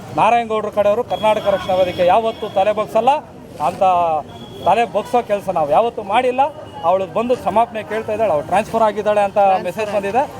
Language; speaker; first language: Kannada; native; Kannada